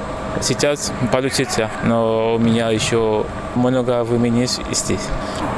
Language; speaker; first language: Russian; non-native, learner; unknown